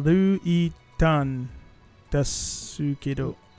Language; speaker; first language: Japanese; non-native, learner; English